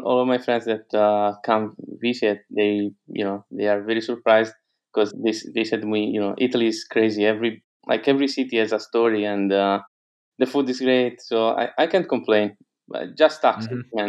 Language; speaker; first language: English; non-native, fluent; Italian